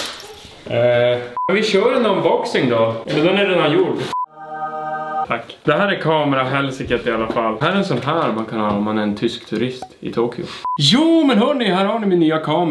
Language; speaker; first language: Swedish; native; Swedish